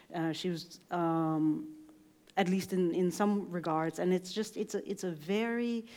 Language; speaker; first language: English; native; English